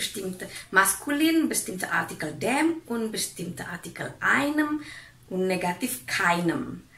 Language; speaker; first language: German; non-native, fluent; Indonesian